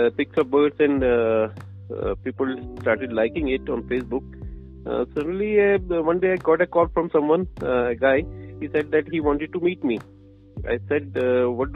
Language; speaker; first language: English; non-native, local second language; Punjabi